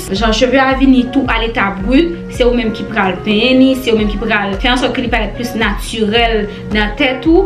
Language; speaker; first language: French; non-native, local second language; Haitian Creole